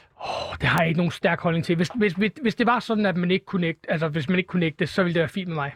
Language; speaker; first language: Danish; native; Danish